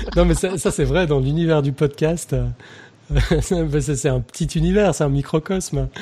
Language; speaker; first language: French; native; French